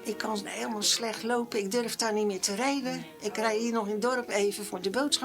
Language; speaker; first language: Dutch; native; Dutch